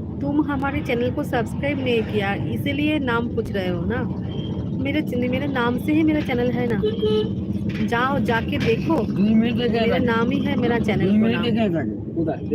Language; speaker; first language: Hindi; non-native, local second language; Bangla